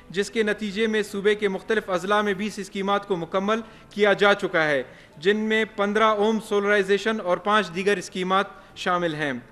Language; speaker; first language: Urdu; non-native, local second language; Baluchi